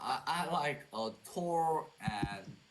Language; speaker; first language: English; non-native, learner; Korean